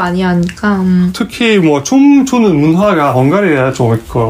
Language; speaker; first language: Korean; non-native, fluent; Hungarian